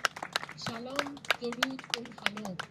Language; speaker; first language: German; non-native, fluent; Persian